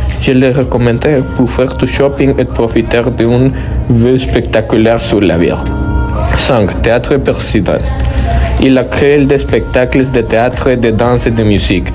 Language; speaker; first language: French; non-native, learner; Spanish